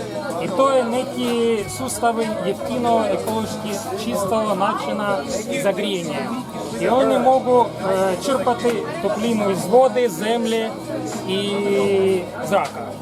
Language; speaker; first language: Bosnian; non-native, learner; Ukrainian